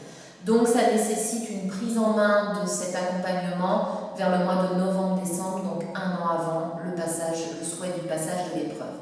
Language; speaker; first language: French; native; French